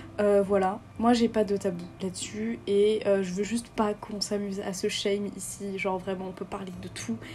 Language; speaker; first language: French; native; French